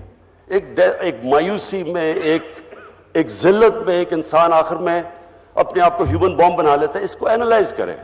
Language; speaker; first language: Urdu; native; Urdu